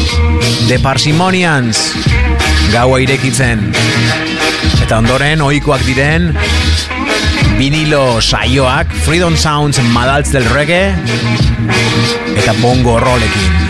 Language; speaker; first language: Basque; native; Basque